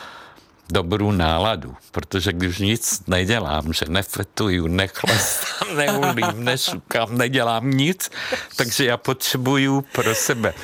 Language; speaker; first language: Czech; non-native, fluent; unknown